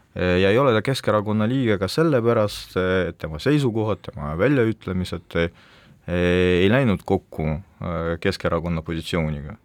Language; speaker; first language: Estonian; non-native, local second language; Russian